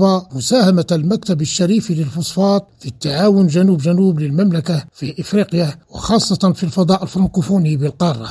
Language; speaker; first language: Arabic; native; Arabic